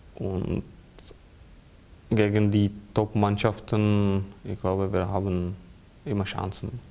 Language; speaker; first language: German; non-native, fluent; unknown